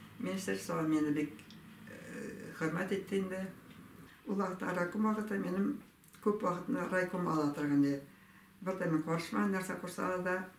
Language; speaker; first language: Tatar; native; Tatar